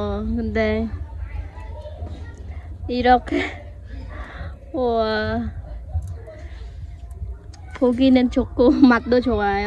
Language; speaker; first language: Korean; non-native, fluent; Khmer